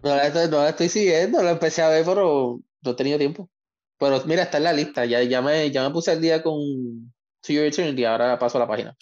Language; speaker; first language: Spanish; native; Spanish